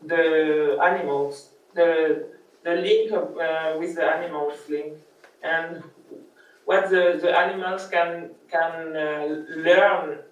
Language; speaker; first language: English; non-native, learner; French